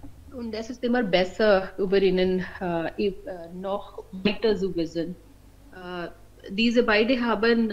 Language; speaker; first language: German; non-native, learner; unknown